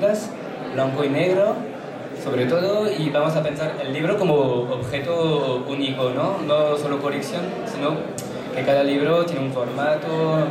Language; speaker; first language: Spanish; non-native, fluent; French